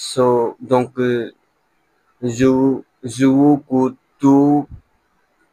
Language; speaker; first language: French; non-native, learner; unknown